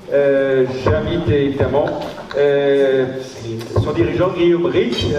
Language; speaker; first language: French; native; French